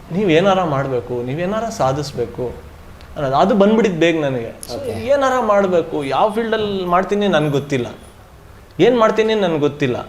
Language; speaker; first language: Kannada; native; Kannada